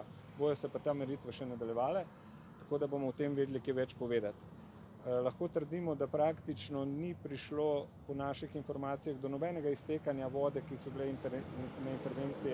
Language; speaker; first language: Slovenian; native; Slovenian